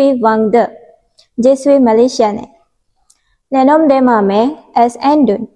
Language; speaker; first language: French; non-native, learner; Malay